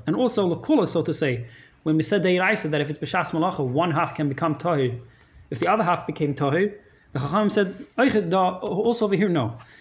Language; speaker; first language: English; native; English